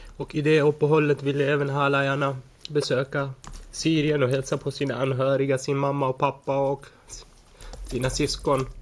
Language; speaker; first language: Swedish; early bilingual, other home language; Arabic